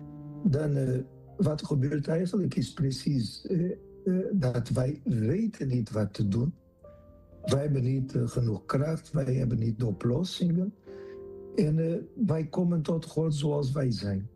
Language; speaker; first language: Dutch; non-native, fluent; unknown